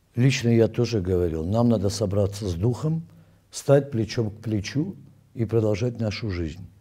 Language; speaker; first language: Russian; non-native, local second language; Armenian